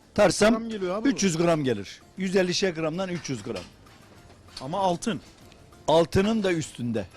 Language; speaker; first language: Turkish; native; Turkish